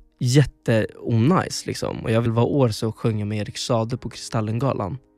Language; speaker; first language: Swedish; early bilingual, other home language; Spanish